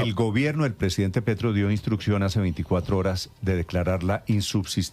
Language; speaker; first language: Spanish; native; Spanish